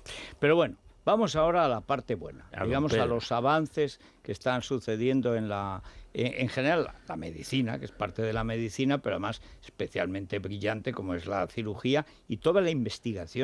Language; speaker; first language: Spanish; native; Spanish